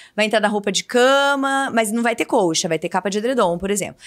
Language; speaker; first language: Portuguese; native; Portuguese